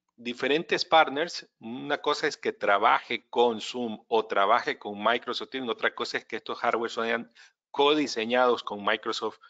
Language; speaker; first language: Spanish; native; Spanish